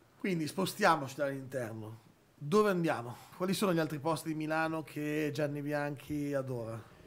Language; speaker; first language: Italian; native; Italian